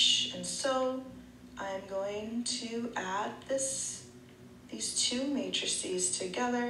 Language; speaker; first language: English; native; English